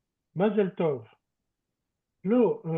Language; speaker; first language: Hebrew; non-native, learner; French